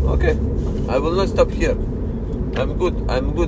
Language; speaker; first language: English; non-native, learner; Russian